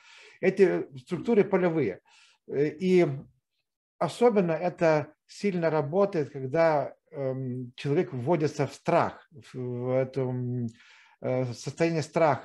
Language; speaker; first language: Russian; non-native, fluent; Lithuanian